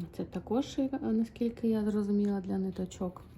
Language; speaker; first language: Ukrainian; non-native, local second language; Russian